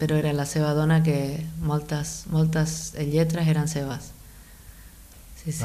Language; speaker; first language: Catalan; non-native, fluent; Spanish